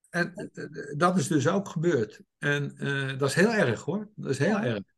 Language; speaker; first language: Dutch; native; Dutch